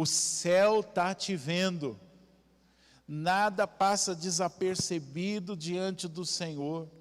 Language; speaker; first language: Portuguese; native; Portuguese